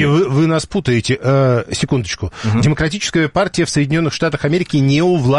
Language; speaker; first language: Russian; native; Russian